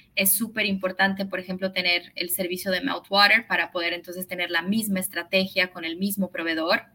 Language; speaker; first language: Spanish; early bilingual, heritage; Spanish